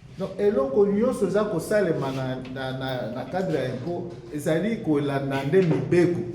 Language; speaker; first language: Lingala; native; Lingala